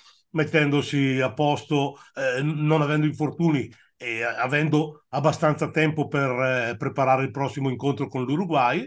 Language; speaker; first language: Italian; native; Italian